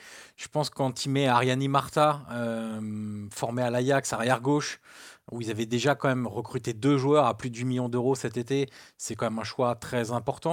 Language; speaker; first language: French; native; French